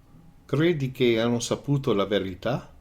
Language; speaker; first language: Italian; non-native, fluent; English